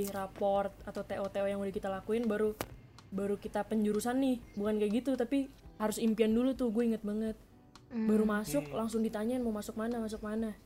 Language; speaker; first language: Indonesian; native; Indonesian